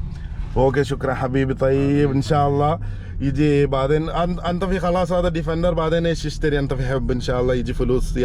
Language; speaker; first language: Arabic; non-native, learner; Malayalam